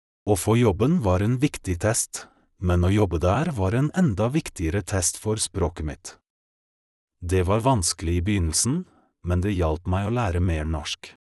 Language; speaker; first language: Norwegian; non-native, fluent; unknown